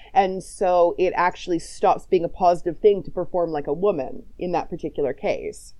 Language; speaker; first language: English; native; English